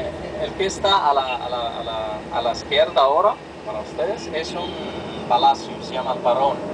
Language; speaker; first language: Spanish; non-native, fluent; Arabic